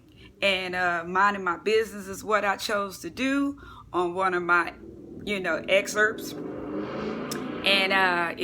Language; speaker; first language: English; native; English